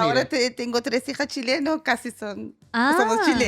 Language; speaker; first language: Spanish; non-native, learner; Persian